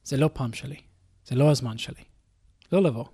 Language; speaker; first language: Hebrew; non-native, learner; English